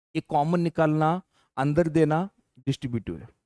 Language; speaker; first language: Hindi; non-native, local second language; Marathi